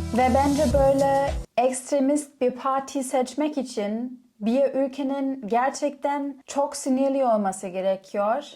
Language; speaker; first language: Turkish; non-native, fluent; German